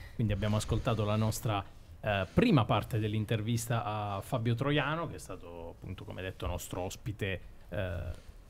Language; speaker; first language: Italian; native; Italian